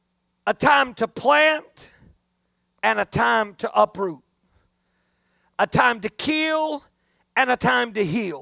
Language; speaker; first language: English; native; English